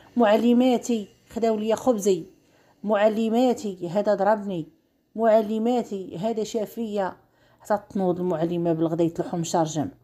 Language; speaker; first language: Arabic; native; Arabic